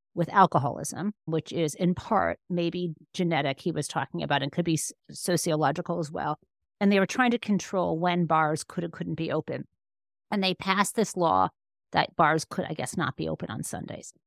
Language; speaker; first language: English; native; English